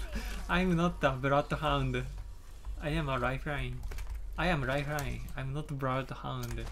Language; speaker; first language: English; non-native, learner; Japanese